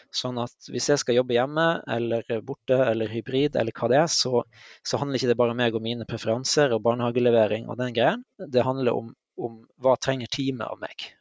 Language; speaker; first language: Norwegian; native; Norwegian